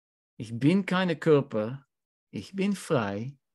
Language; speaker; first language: German; non-native, learner; Dutch